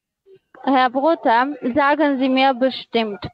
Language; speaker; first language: German; non-native, fluent; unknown